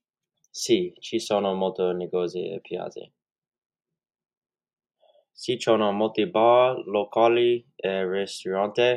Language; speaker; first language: Italian; non-native, learner; English